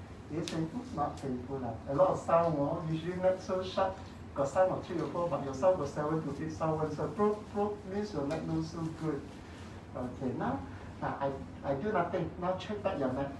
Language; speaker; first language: English; non-native, local second language; Cantonese